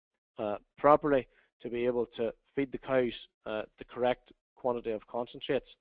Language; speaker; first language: English; native; English